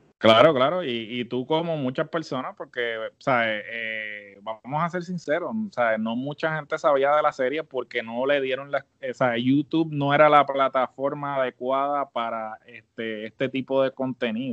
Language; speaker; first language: Spanish; native; Spanish